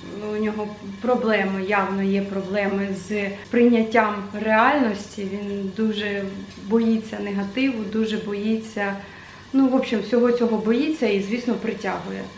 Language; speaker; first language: Ukrainian; non-native, local second language; Russian